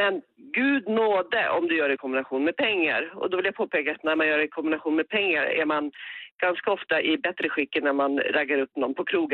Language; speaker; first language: Swedish; native; Swedish